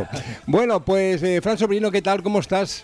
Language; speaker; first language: Spanish; native; Spanish